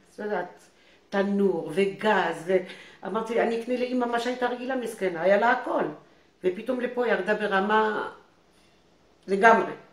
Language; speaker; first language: Hebrew; non-native, fluent; French